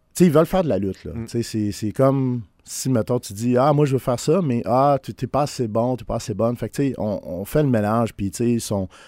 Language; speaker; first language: French; native; French